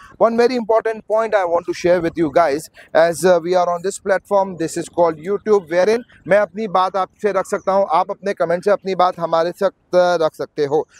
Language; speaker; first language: Hindi; native; Hindi